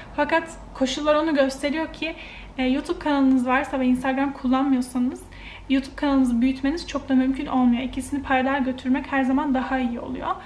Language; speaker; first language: Turkish; native; Turkish